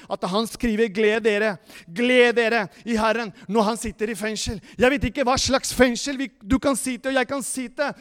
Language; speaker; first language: Norwegian; non-native, fluent; Spanish